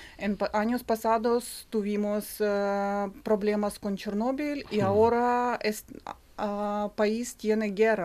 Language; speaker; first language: Spanish; non-native, learner; Ukrainian